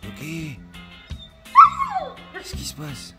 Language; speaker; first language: French; non-native, local second language; Arabic